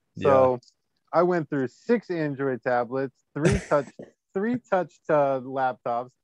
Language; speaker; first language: English; native; English